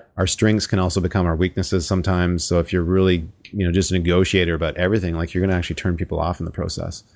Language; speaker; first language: English; native; English